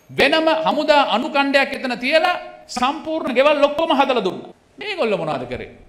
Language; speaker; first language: Sinhala; native; Sinhala